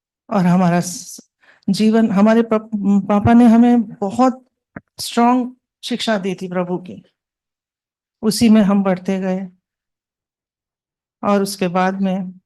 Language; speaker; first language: Hindi; native; Hindi